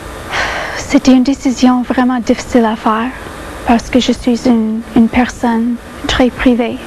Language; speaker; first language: French; non-native, local second language; English